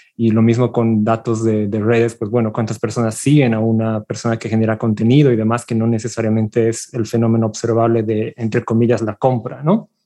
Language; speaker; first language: Spanish; native; Spanish